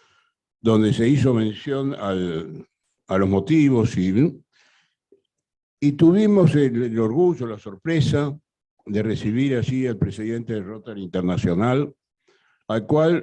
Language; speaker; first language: Spanish; native; Spanish